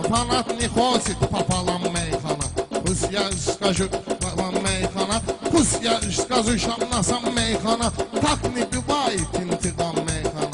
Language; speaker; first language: Russian; non-native, learner; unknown